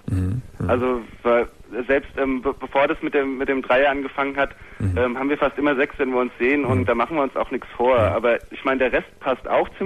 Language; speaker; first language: German; native; German